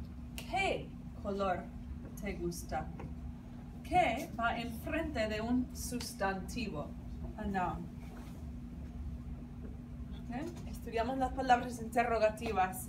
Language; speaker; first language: Spanish; non-native, fluent; English